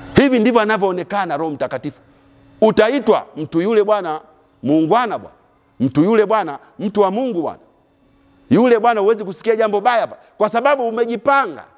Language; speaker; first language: Swahili; native; Swahili